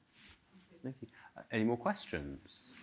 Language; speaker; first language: English; native; English